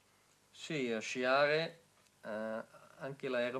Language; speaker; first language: Italian; non-native, learner; German